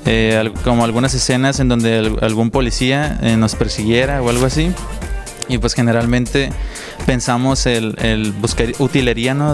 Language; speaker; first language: Spanish; native; Spanish